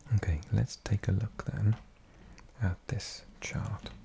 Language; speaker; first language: English; native; English